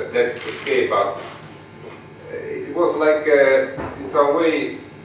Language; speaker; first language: English; non-native, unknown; Italian